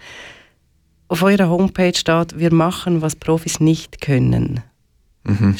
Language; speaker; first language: German; native; German